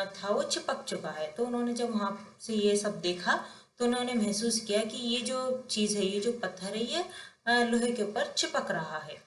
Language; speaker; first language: Hindi; non-native, local second language; Telugu